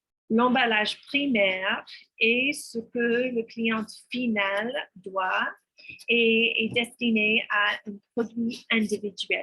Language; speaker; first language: French; non-native, fluent; English